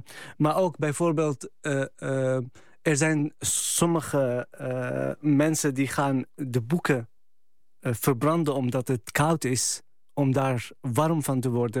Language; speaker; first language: Dutch; non-native, fluent; Arabic